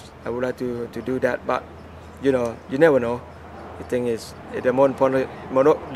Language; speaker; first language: English; non-native, learner; Thai